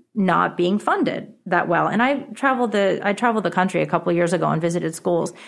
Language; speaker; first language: English; early bilingual, other home language; Japanese